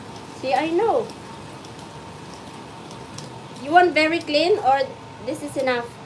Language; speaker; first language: English; non-native, local second language; Filipino